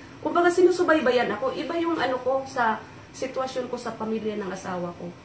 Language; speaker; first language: Filipino; non-native, local second language; Cebuano